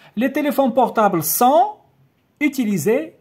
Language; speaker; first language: French; non-native, local second language; Arabic